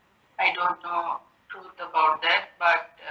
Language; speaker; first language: English; non-native, learner; Sinhala